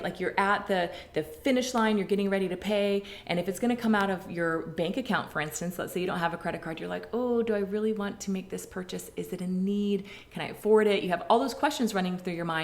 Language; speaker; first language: English; native; English